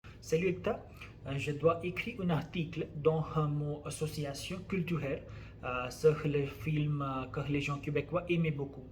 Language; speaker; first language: French; non-native, learner; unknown